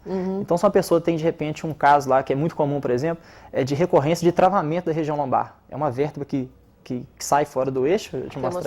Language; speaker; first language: Portuguese; native; Portuguese